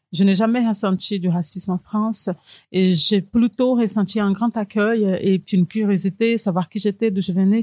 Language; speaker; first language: French; non-native, fluent; Portuguese